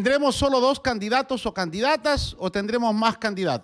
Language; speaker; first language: Spanish; native; Spanish